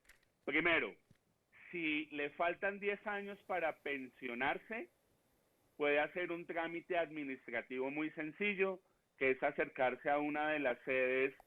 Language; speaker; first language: Spanish; native; Spanish